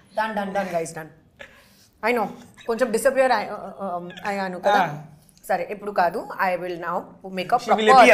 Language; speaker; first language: Telugu; non-native, local second language; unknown